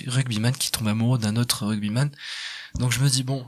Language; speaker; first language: French; native; French